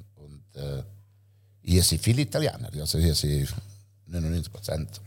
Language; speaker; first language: German; non-native, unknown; Italian